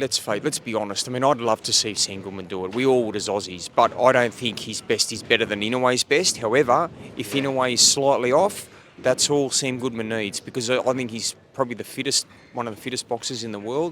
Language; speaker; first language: English; native; English